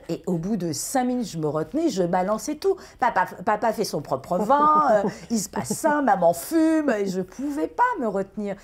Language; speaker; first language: French; early bilingual, other home language; Persian